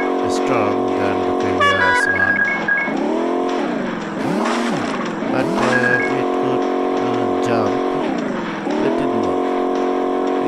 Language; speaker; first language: English; non-native, learner; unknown